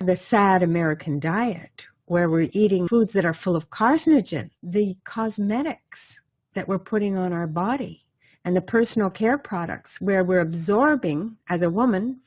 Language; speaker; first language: English; native; English